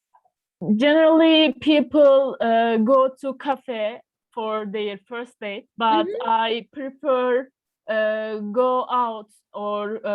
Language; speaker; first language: English; non-native, learner; Turkish